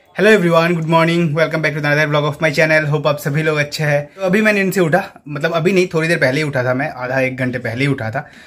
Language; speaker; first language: Hindi; non-native, local second language; Bangla